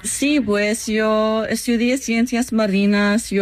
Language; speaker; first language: Spanish; non-native, learner; English